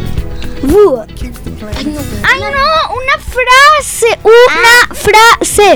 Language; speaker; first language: Spanish; early bilingual, other home language; French